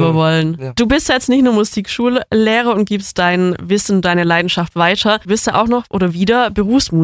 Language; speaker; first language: German; native; German